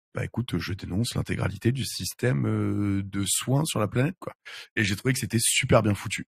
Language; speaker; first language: French; native; French